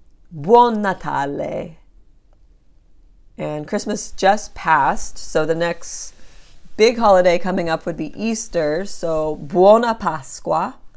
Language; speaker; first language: English; native; English